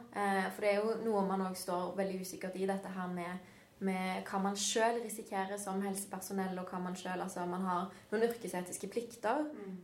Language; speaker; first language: Norwegian; native; Norwegian